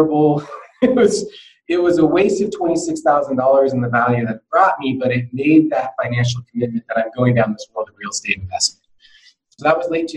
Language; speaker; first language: English; native; English